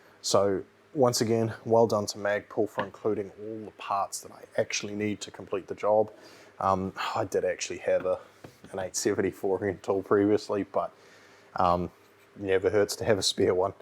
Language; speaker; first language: English; native; English